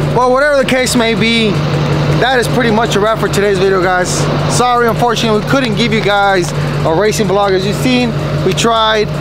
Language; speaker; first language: English; early bilingual, other home language; Spanish